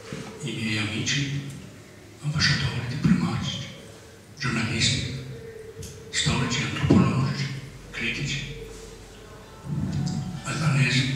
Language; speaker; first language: Italian; non-native, fluent; Albanian